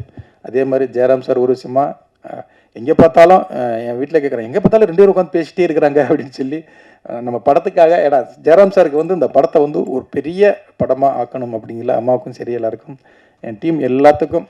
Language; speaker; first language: Tamil; native; Tamil